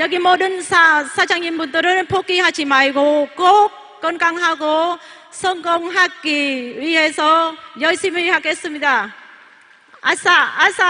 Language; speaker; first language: Korean; non-native, learner; Vietnamese